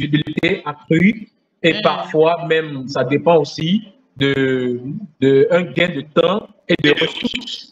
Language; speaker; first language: French; non-native, fluent; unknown